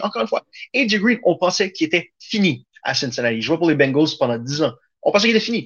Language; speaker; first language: French; native; French